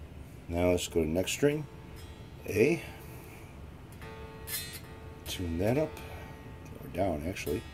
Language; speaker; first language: English; native; English